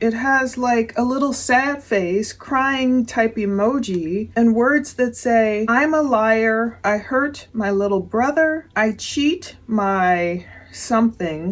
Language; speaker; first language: English; native; English